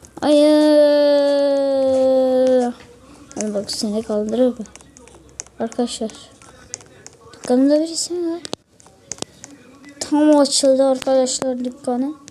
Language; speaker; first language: Turkish; native; Turkish